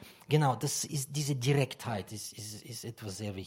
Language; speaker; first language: German; non-native, fluent; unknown